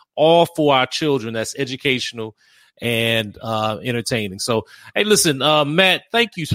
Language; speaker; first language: English; native; English